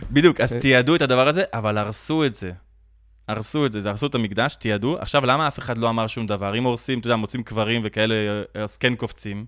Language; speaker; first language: Hebrew; native; Hebrew